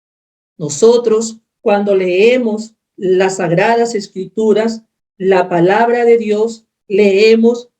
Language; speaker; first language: Spanish; native; Spanish